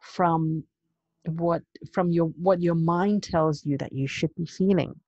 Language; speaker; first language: English; non-native, local second language; Cantonese